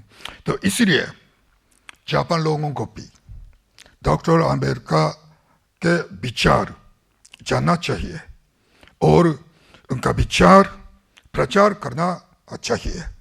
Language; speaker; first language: Hindi; non-native, fluent; Japanese